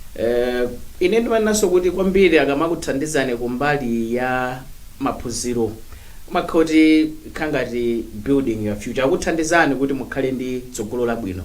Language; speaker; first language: Nyanja; native; Nyanja